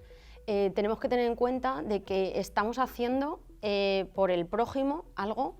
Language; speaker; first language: Spanish; native; Spanish